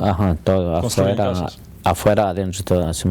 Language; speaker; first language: Spanish; non-native, local second language; Quechua